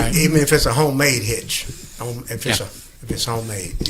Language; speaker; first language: English; native; English